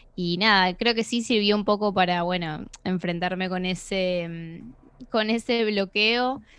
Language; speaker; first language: Spanish; native; Spanish